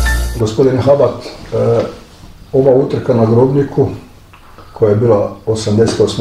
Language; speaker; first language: Croatian; native; Croatian